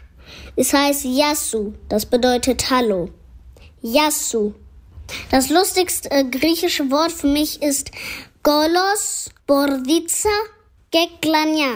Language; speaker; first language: German; early bilingual, other home language; Greek